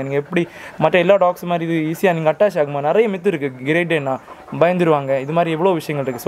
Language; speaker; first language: Tamil; native; Tamil